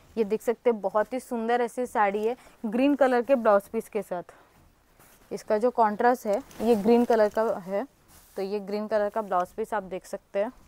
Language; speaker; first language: Hindi; non-native, local second language; Marathi